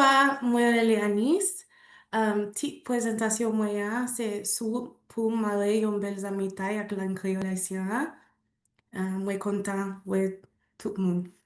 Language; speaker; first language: Haitian Creole; non-native, learner; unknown